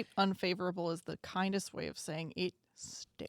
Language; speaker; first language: English; native; English